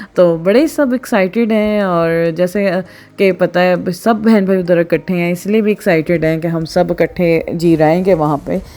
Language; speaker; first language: Urdu; non-native, local second language; Punjabi